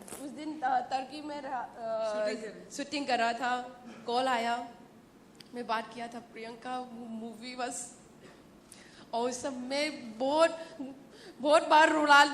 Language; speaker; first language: Hindi; non-native, local second language; Manipuri